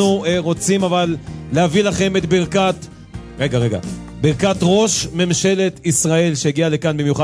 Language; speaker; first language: Hebrew; native; Hebrew